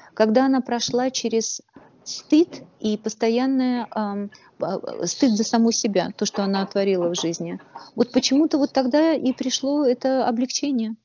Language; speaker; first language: Russian; native; Russian